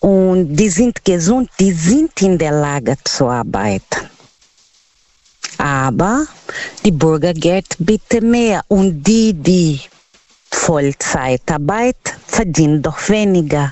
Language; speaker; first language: German; non-native, learner; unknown